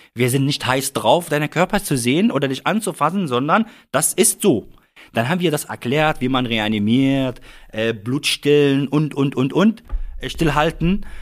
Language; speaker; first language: German; non-native, fluent; Arabic